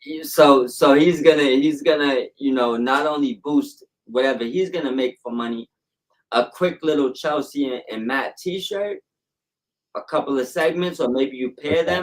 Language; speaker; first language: English; native; English